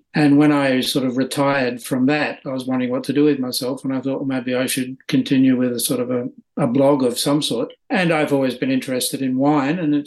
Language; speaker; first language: English; native; English